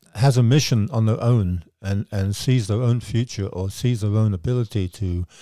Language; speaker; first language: English; native; English